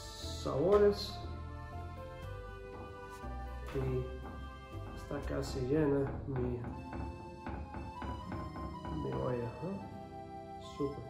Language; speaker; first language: Spanish; non-native, fluent; English